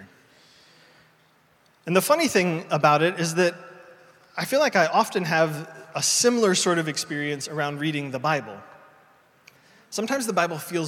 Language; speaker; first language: English; native; English